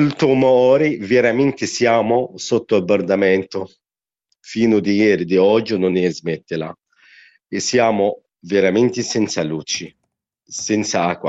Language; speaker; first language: Italian; non-native, learner; Arabic